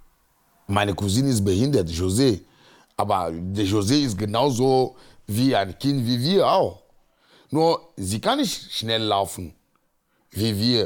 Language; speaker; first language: German; non-native, fluent; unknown